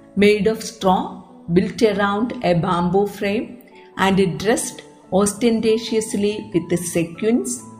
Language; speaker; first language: English; non-native, local second language; Malayalam